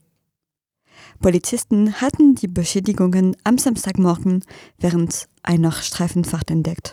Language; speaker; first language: German; non-native, fluent; French